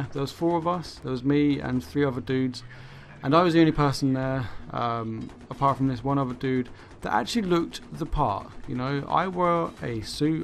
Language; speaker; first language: English; native; English